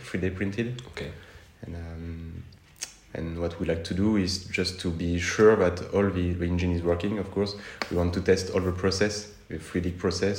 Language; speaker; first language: English; non-native, fluent; French